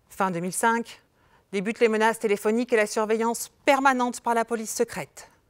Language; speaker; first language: French; native; French